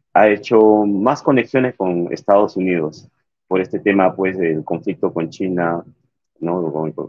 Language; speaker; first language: Spanish; native; Spanish